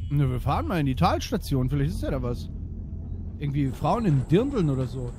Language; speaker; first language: German; native; German